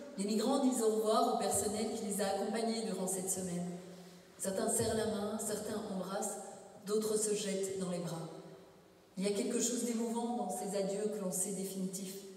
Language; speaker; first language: French; native; French